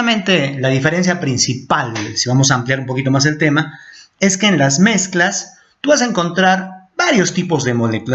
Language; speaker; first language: Spanish; native; Spanish